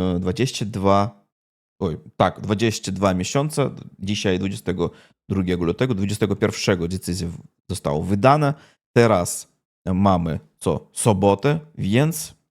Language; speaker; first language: Polish; non-native, learner; Russian